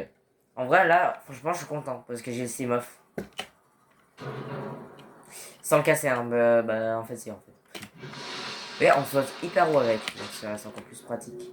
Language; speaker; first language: French; native; French